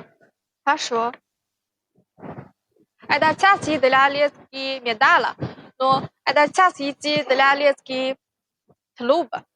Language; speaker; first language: Russian; non-native, learner; Chinese